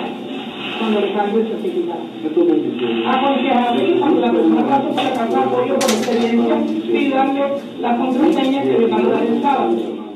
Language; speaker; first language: Spanish; native; Spanish